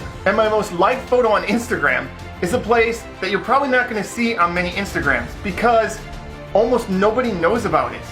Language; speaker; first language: English; native; English